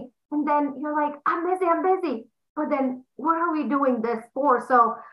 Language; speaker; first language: English; non-native, fluent; Romanian